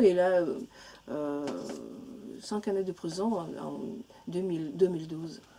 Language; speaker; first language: French; non-native, learner; Russian